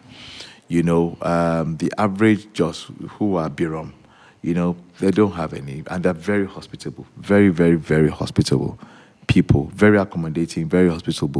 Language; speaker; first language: English; non-native, local second language; Yoruba